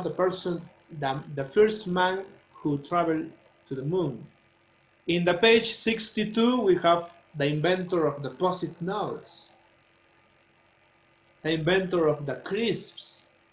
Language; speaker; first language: English; non-native, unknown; Spanish